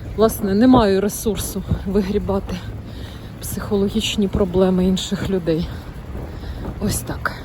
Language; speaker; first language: Ukrainian; non-native, local second language; Russian